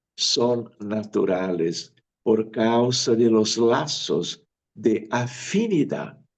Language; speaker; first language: Spanish; non-native, fluent; Portuguese